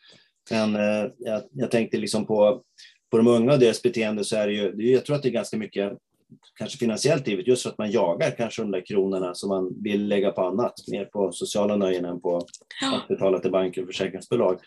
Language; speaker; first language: Swedish; native; Swedish